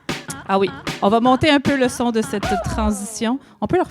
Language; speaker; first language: French; native; French